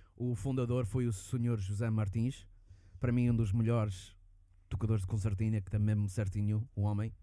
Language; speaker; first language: Portuguese; early bilingual, heritage; Portuguese